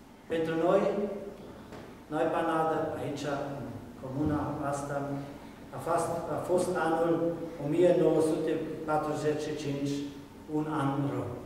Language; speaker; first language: Romanian; non-native, local second language; German